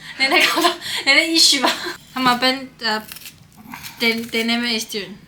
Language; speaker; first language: Turkish; non-native, learner; Chinese